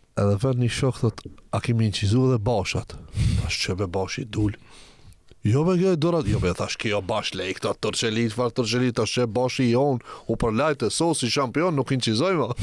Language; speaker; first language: Albanian; native; Albanian